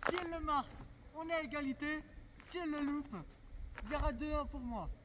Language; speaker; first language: French; native; French